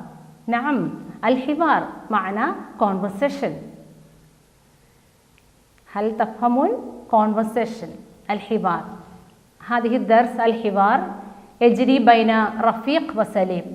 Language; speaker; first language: Arabic; non-native, fluent; Malayalam